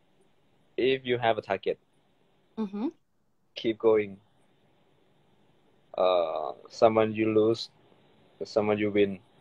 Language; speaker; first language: English; non-native, learner; Thai